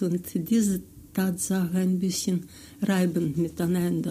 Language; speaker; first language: German; non-native, fluent; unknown